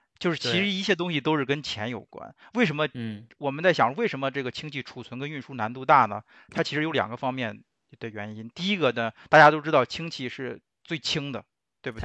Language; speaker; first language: Chinese; native; Chinese